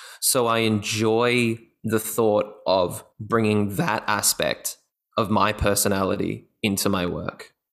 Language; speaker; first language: English; native; English